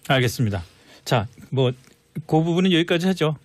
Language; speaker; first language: Korean; native; Korean